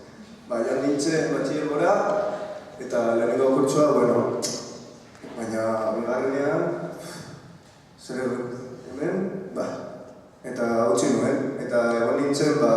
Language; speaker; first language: Basque; non-native, local second language; Spanish